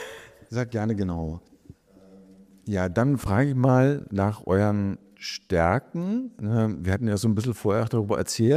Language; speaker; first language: German; native; German